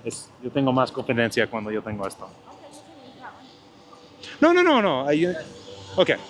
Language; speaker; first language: Spanish; non-native, learner; English